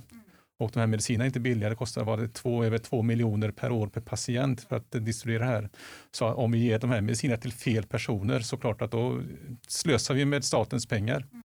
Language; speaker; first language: Swedish; native; Swedish